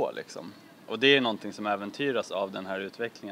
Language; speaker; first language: Swedish; native; Swedish